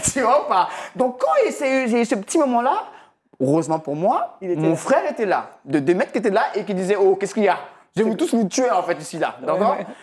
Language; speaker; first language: French; native; French